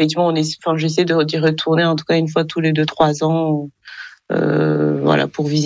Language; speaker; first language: French; non-native, local second language; Kinyarwanda